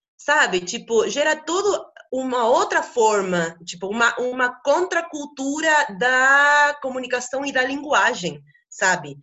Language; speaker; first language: Portuguese; non-native, fluent; Spanish